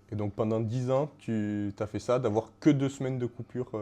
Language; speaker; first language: French; native; French